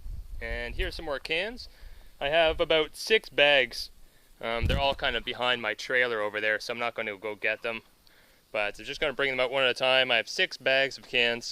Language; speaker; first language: English; native; English